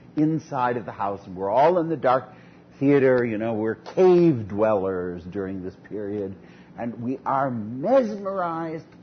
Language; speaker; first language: English; native; English